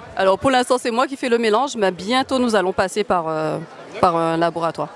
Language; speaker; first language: French; native; French